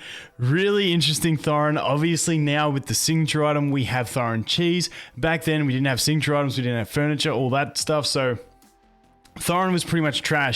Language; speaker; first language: English; native; English